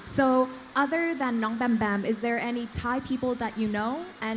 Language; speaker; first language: English; non-native, fluent; Thai